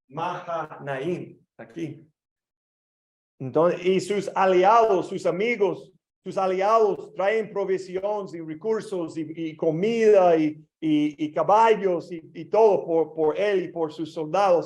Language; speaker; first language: Spanish; non-native, learner; English